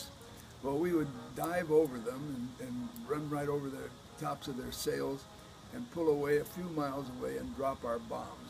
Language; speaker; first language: English; native; English